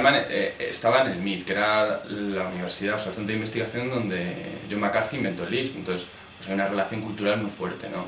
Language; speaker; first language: Spanish; native; Spanish